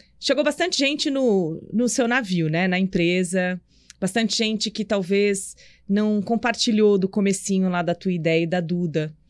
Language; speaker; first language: Portuguese; native; Portuguese